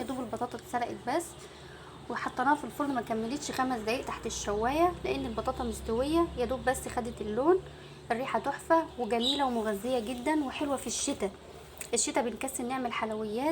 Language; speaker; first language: Arabic; native; Arabic